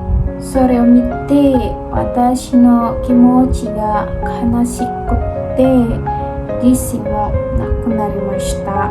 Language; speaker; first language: Japanese; non-native, learner; Indonesian